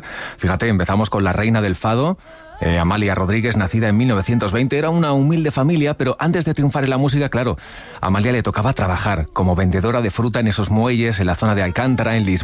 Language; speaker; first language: Spanish; native; Spanish